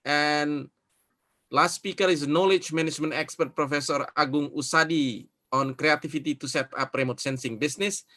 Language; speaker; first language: English; non-native, fluent; Indonesian